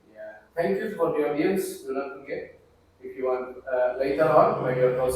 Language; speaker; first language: English; non-native, fluent; Indonesian